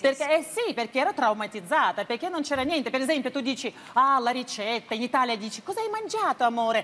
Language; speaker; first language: Italian; non-native, fluent; Russian